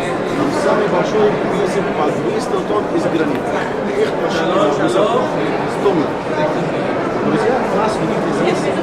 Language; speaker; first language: Russian; non-native, fluent; Arabic